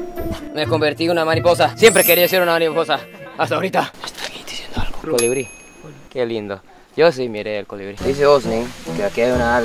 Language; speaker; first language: Spanish; non-native, fluent; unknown